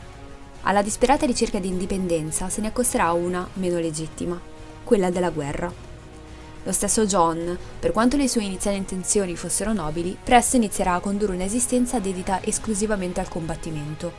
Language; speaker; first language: Italian; native; Italian